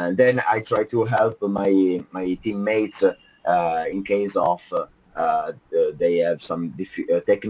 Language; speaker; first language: English; non-native, fluent; Italian